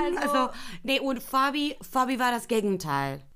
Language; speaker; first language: German; non-native, fluent; Spanish